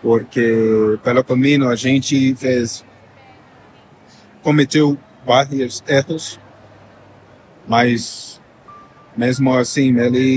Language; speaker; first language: Portuguese; non-native, fluent; English